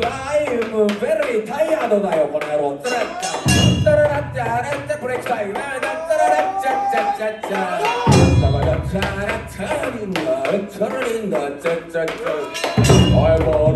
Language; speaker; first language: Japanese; native; Japanese